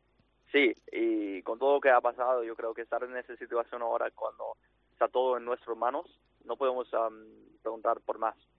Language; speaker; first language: Spanish; non-native, fluent; English